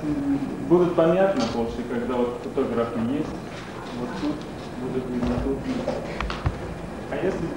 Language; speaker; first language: Russian; non-native, learner; Arabic